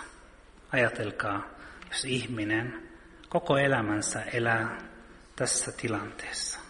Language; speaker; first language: Finnish; early bilingual, heritage; Finnish